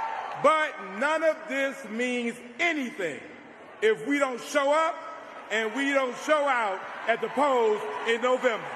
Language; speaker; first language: English; native; English